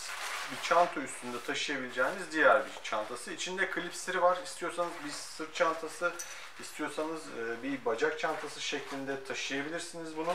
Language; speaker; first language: Turkish; native; Turkish